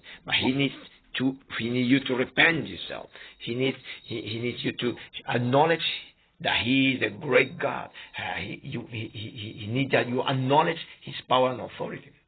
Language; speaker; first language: English; non-native, fluent; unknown